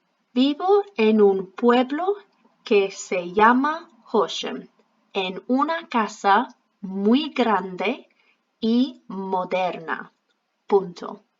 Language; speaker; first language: Spanish; non-native, fluent; English